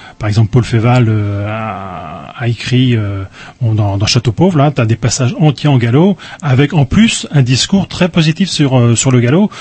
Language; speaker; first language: French; native; French